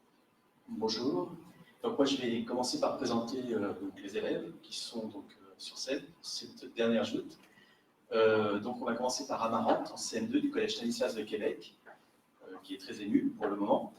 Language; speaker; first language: French; native; French